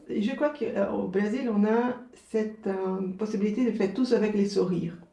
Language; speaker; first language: French; non-native, fluent; Portuguese